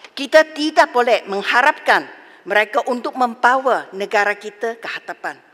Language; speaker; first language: Malay; non-native, local second language; Chinese